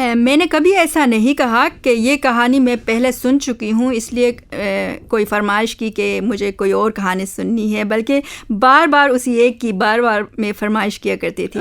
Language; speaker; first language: Urdu; non-native, local second language; Khowar